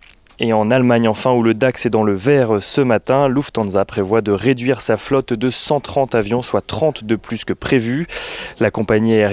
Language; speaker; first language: French; native; French